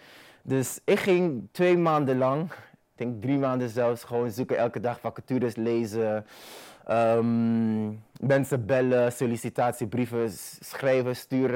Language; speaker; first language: Dutch; non-native, fluent; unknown